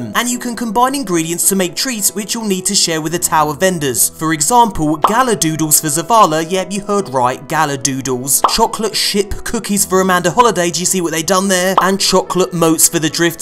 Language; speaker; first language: English; native; English